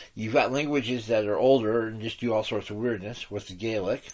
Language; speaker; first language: English; native; English